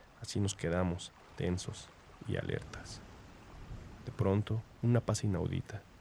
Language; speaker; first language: Spanish; native; Spanish